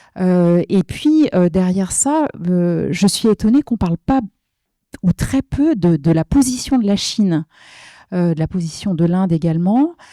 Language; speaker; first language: French; native; French